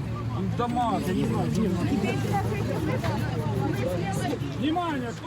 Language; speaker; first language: Russian; native; Russian